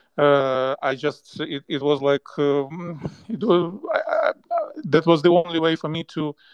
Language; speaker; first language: English; non-native, fluent; Ukrainian